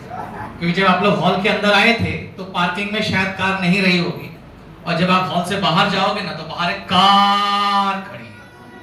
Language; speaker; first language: Hindi; non-native, local second language; Marathi